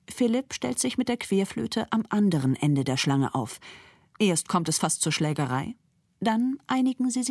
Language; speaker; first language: German; native; German